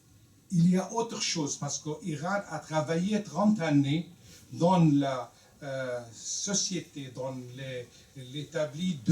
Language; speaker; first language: French; non-native, learner; Arabic